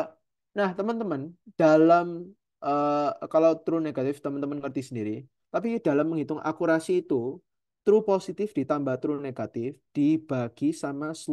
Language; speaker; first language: Indonesian; native; Indonesian